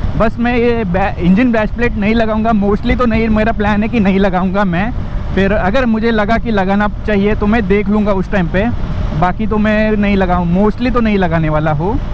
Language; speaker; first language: Hindi; non-native, local second language; Marathi